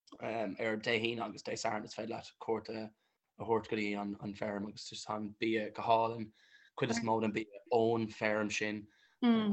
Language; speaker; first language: Irish; non-native, local second language; English